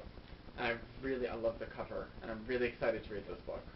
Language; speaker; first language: English; native; English